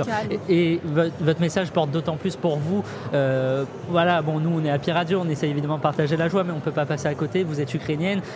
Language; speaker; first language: French; native; French